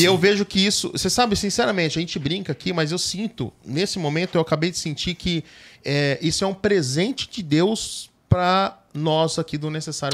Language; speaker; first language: Portuguese; native; Portuguese